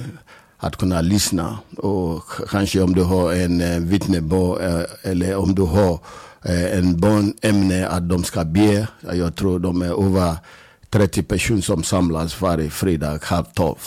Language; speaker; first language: Swedish; non-native, fluent; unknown